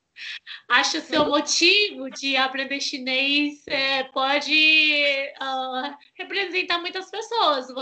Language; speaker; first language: Portuguese; non-native, fluent; Chinese